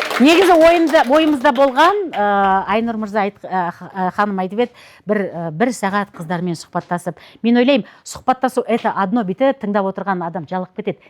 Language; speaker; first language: Kazakh; non-native, local second language; Russian